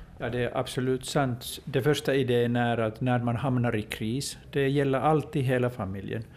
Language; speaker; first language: Swedish; non-native, local second language; Finnish